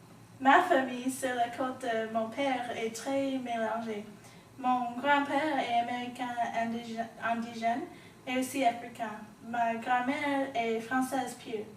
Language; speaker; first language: French; non-native, learner; English